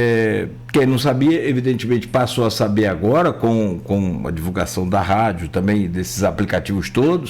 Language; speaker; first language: Portuguese; native; Portuguese